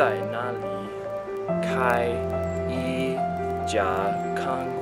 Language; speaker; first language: Chinese; non-native, learner; English